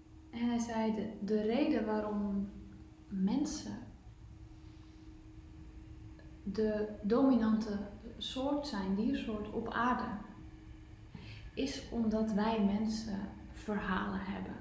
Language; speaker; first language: Dutch; native; Dutch